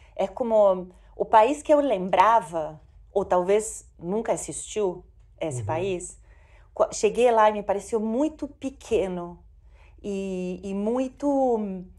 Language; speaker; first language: Portuguese; non-native, fluent; Spanish